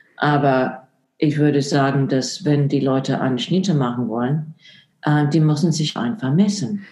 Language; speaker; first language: German; non-native, fluent; English